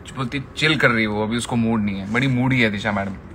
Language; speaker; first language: Hindi; non-native, local second language; Marathi